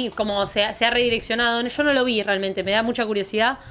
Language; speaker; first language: Spanish; native; Spanish